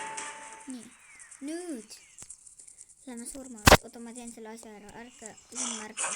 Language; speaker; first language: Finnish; non-native, learner; Estonian